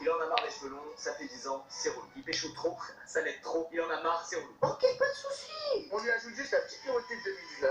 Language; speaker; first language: French; native; French